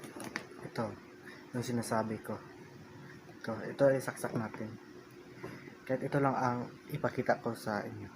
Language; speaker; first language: Filipino; non-native, local second language; Cebuano